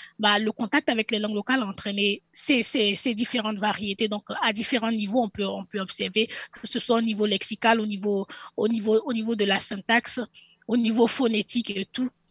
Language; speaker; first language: French; native; French